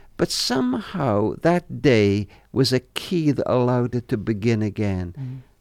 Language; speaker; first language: English; native; English